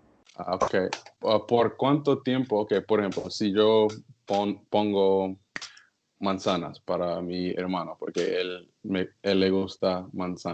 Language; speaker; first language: Spanish; non-native, learner; English